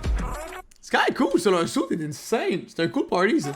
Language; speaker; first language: French; native; French